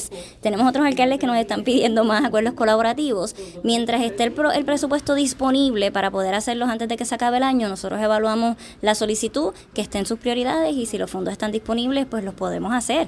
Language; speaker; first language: Spanish; native; Spanish